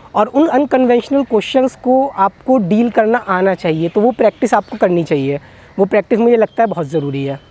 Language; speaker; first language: Hindi; native; Hindi